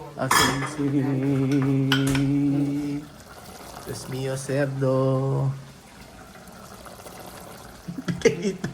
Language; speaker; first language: Spanish; non-native, learner; Filipino